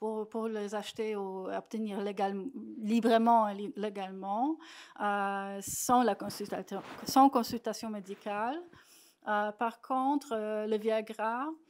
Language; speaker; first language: French; non-native, fluent; Polish